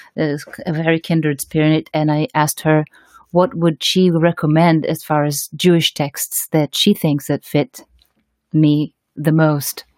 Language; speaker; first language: English; non-native, fluent; Hebrew